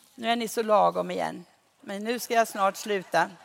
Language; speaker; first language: Swedish; native; Swedish